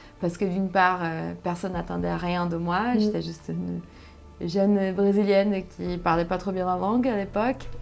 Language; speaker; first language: French; non-native, fluent; Portuguese